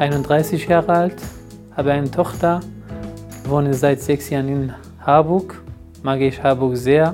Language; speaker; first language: German; non-native, fluent; Persian